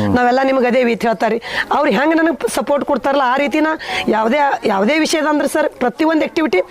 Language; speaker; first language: Kannada; native; Kannada